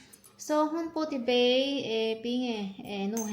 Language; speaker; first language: Danish; non-native, learner; Filipino